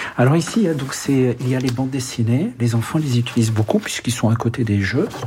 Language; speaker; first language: French; early bilingual, other home language; Arabic